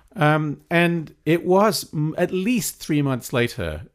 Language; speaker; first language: English; native; English